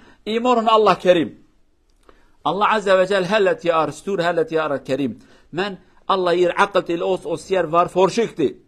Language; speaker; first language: Norwegian; non-native, learner; Kurdish